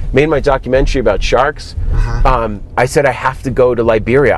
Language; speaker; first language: English; native; English